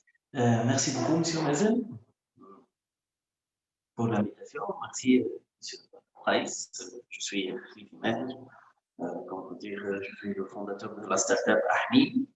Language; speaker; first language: French; non-native, local second language; Arabic